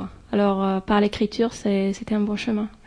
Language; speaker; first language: French; non-native, fluent; Arabic